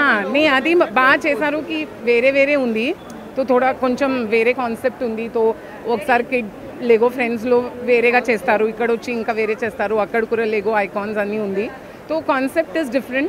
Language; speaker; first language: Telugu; non-native, local second language; Hindi